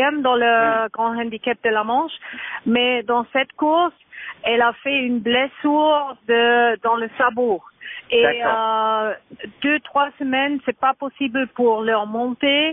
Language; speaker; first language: French; non-native, learner; German